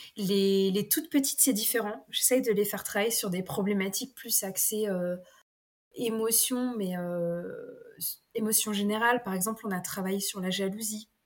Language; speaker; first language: French; native; French